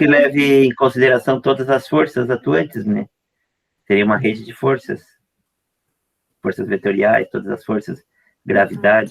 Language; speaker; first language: Portuguese; native; Portuguese